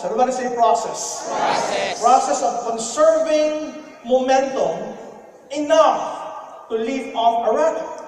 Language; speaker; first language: English; non-native, local second language; Filipino